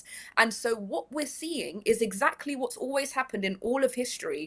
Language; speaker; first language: English; early bilingual, other home language; Persian